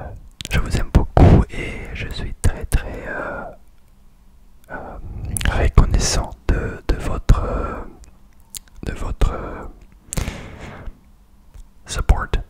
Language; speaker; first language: French; non-native, learner; English